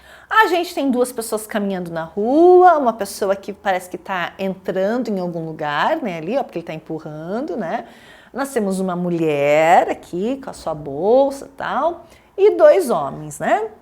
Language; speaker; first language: Portuguese; native; Portuguese